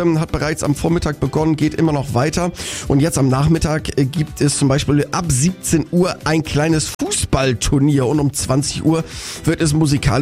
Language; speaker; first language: German; native; German